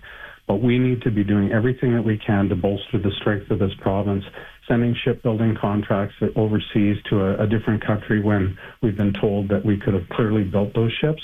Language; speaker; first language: English; native; English